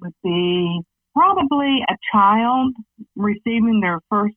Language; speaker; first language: English; native; English